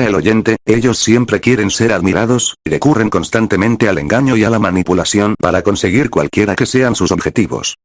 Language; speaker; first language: Spanish; native; Spanish